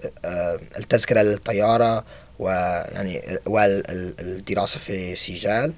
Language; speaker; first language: Arabic; non-native, learner; English